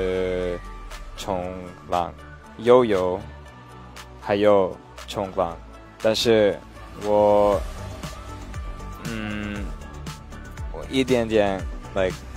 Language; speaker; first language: Chinese; non-native, learner; English